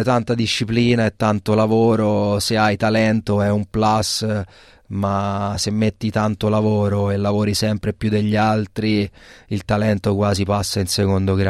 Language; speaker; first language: Italian; native; Italian